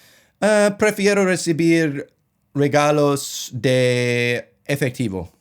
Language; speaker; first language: Spanish; non-native, learner; English